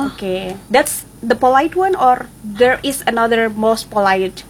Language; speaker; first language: English; non-native, fluent; Indonesian